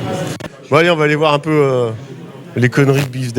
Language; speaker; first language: French; native; French